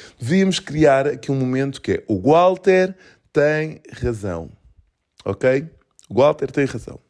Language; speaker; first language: Portuguese; early bilingual, other home language; Kabuverdianu